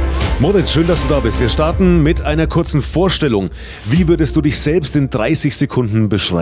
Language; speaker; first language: German; native; German